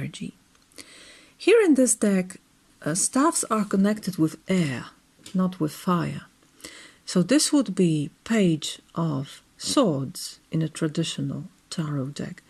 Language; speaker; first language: English; non-native, fluent; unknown